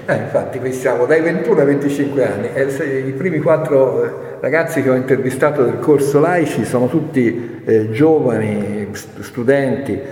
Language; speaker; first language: Italian; native; Italian